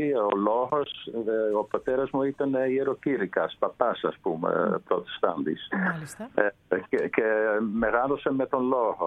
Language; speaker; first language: Greek; non-native, fluent; Dutch